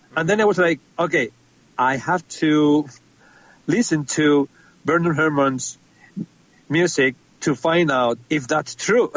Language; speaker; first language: English; non-native, fluent; Spanish